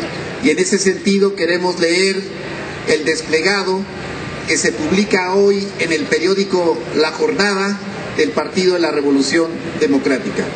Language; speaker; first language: Spanish; native; Spanish